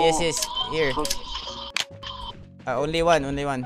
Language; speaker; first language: English; non-native, local second language; Filipino